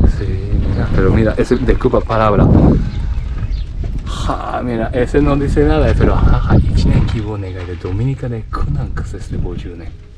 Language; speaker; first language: Spanish; non-native, learner; Japanese